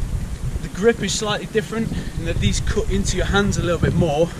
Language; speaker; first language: English; native; English